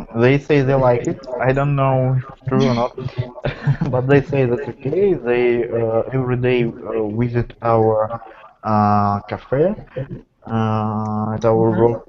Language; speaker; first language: English; non-native, fluent; Russian